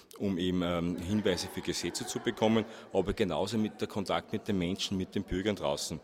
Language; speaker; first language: German; native; German